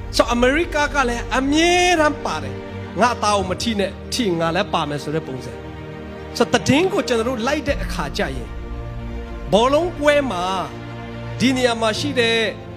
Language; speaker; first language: Burmese; non-native, local second language; Tedim Chin